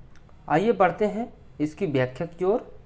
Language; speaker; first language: Hindi; native; Hindi